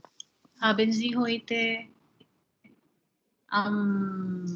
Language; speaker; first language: German; non-native, learner; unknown